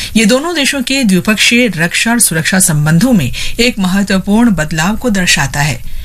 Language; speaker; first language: Hindi; non-native, local second language; Assamese